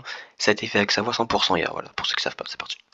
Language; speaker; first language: French; native; French